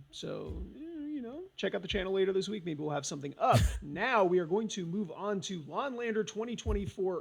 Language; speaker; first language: English; native; English